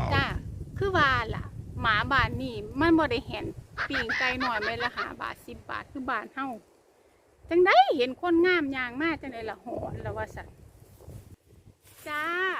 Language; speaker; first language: Thai; native; Thai